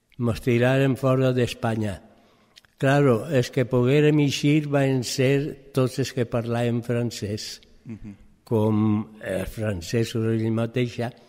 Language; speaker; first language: Catalan; early bilingual, other home language; French